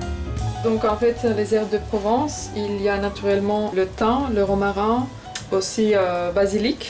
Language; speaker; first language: French; non-native, fluent; Finnish